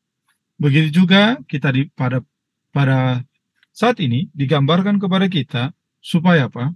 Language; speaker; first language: Indonesian; native; Indonesian